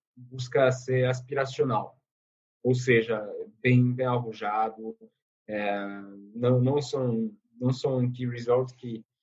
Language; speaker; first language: Portuguese; non-native, fluent; French